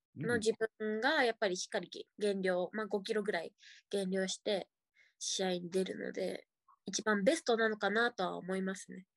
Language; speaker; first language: Japanese; native; Japanese